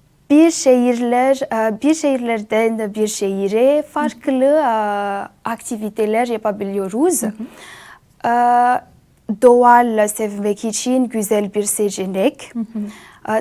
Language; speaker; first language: Turkish; non-native, learner; Malagasy